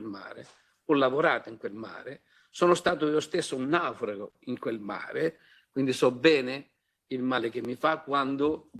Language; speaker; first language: Italian; native; Italian